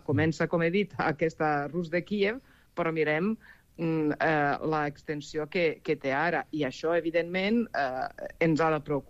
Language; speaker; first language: Catalan; non-native, fluent; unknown